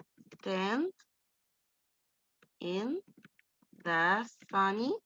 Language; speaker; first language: English; non-native, fluent; Arabic